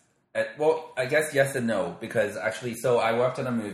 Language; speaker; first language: English; non-native, local second language; Cantonese